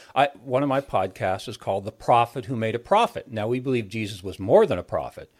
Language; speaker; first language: English; native; English